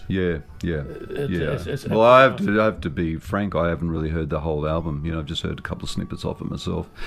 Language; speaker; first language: English; native; English